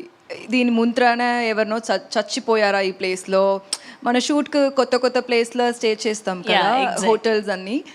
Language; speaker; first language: Telugu; non-native, learner; Tamil